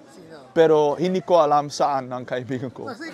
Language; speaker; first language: Filipino; non-native, learner; Dutch